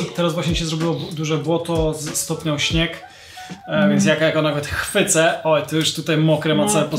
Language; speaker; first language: Polish; native; Polish